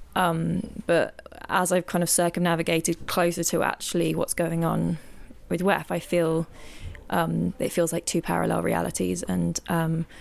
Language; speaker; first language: English; native; English